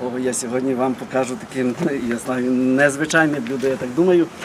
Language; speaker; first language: Ukrainian; native; Ukrainian